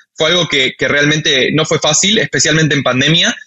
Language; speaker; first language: Spanish; native; Spanish